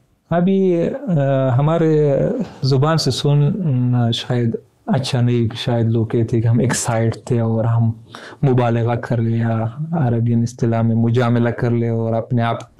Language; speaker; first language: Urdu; non-native, fluent; Pashto